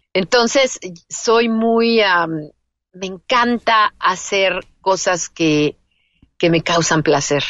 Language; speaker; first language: Spanish; native; Spanish